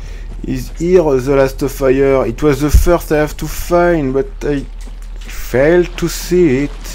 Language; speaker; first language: English; non-native, learner; French